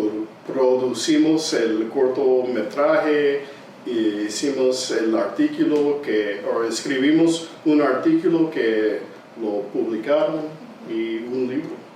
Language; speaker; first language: Spanish; early bilingual, heritage; English